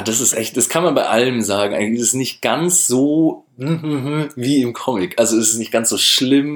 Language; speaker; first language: German; native; German